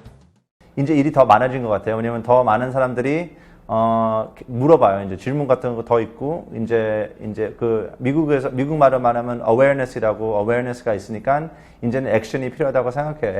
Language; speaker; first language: Korean; early bilingual, heritage; Korean